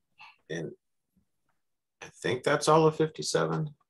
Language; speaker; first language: English; native; English